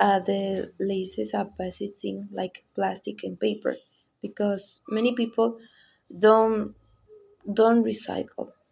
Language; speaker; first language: English; non-native, learner; Spanish